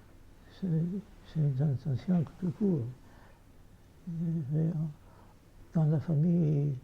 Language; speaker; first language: French; non-native, fluent; Yiddish